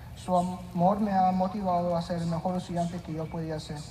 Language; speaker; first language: Spanish; early bilingual, heritage; Spanish